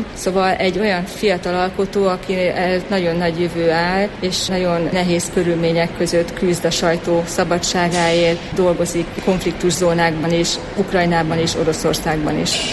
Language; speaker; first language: Hungarian; native; Hungarian